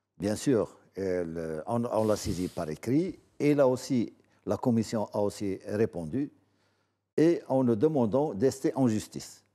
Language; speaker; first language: French; non-native, local second language; Arabic